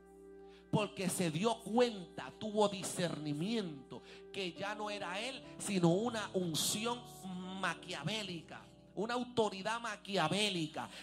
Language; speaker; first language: Spanish; native; Spanish